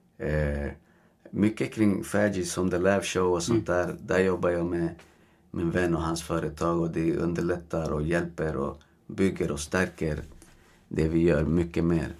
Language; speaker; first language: Swedish; early bilingual, other home language; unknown